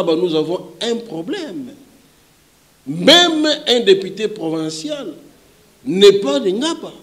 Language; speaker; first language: French; non-native, local second language; Lingala